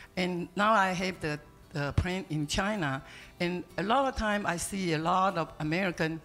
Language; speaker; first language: English; non-native, learner; Chinese